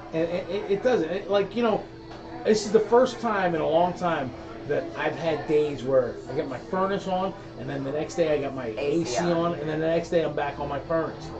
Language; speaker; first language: English; native; English